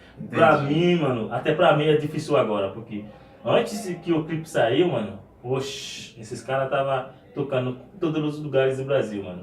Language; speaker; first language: Portuguese; non-native, fluent; Haitian Creole